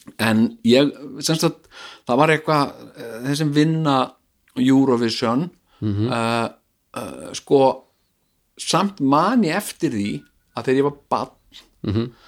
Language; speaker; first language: Icelandic; native; Icelandic